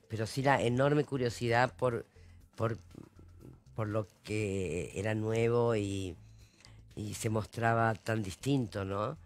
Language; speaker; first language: Spanish; native; Spanish